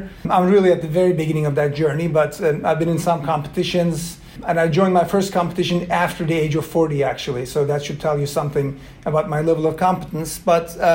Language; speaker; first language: English; non-native, fluent; Swedish